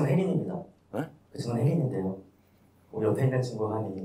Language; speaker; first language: Korean; native; Korean